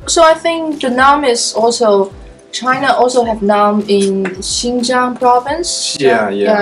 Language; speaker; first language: English; non-native, fluent; Chinese